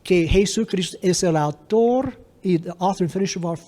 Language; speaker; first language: Spanish; non-native, fluent; English